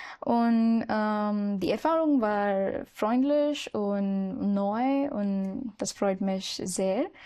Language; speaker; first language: German; non-native, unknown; Marathi